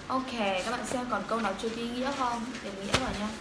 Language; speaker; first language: Chinese; non-native, fluent; Vietnamese